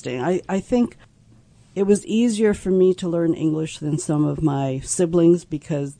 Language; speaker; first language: English; early bilingual, other home language; Cantonese